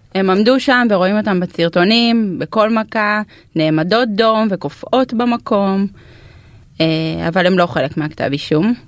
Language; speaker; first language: Hebrew; native; Hebrew